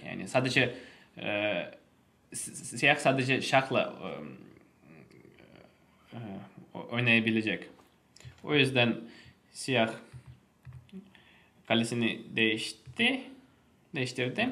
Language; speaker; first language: Turkish; non-native, fluent; Russian